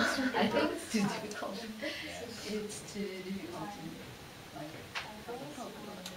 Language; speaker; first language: English; non-native, fluent; Japanese